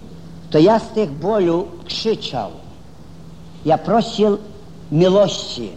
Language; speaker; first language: Polish; non-native, fluent; Ukrainian